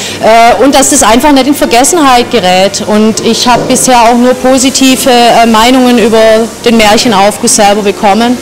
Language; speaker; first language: German; native; German